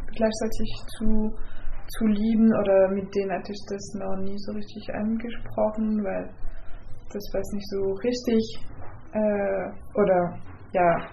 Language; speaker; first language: German; non-native, fluent; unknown